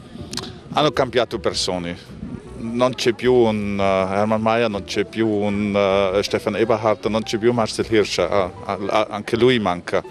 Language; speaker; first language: Italian; non-native, fluent; German